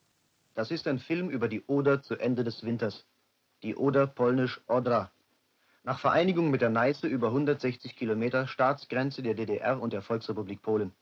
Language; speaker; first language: German; native; German